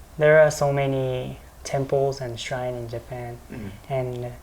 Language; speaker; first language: English; non-native, learner; Japanese